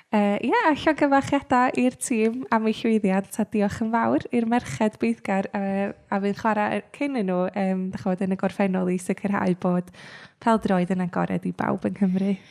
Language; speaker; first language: Welsh; native; Welsh